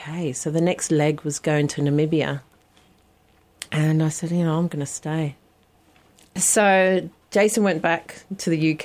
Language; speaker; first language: English; native; English